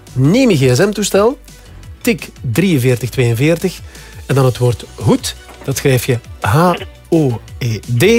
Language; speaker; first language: Dutch; native; Dutch